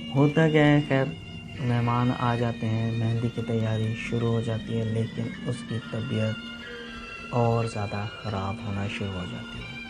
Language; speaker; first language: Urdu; non-native, local second language; Punjabi